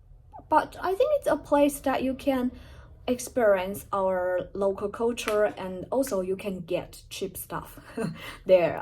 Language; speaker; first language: English; non-native, fluent; Chinese